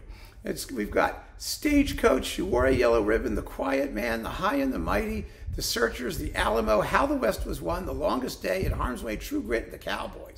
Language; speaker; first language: English; native; English